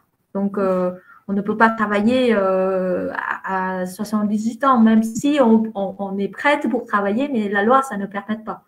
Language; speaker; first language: French; non-native, fluent; Vietnamese